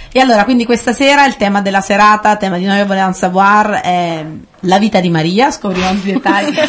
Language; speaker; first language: Italian; native; Italian